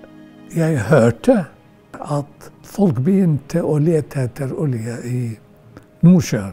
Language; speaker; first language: Norwegian; non-native, fluent; Arabic